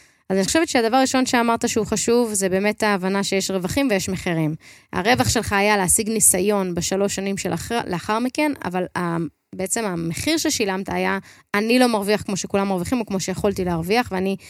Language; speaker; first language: Hebrew; native; Hebrew